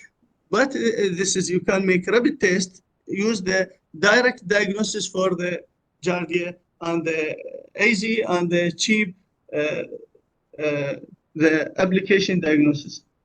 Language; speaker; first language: English; non-native, learner; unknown